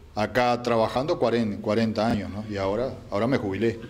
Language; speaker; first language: Spanish; native; Spanish